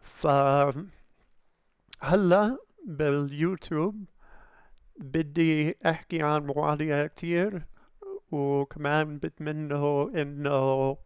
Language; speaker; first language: Arabic; non-native, learner; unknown